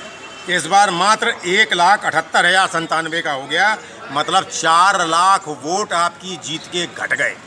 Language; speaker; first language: Hindi; native; Hindi